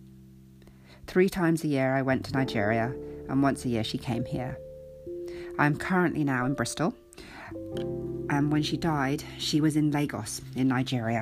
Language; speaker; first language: English; native; English